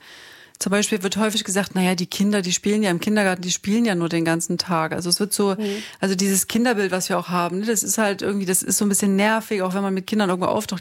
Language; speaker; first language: German; native; German